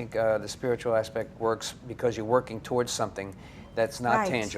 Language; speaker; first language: English; native; English